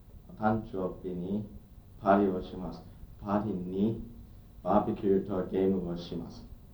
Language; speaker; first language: Japanese; non-native, learner; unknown